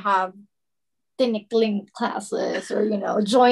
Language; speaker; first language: English; non-native, local second language; Filipino